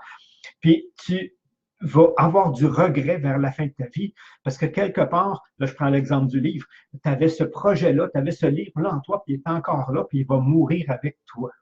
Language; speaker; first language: French; native; French